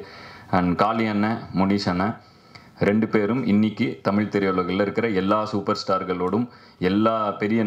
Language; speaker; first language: Tamil; native; Tamil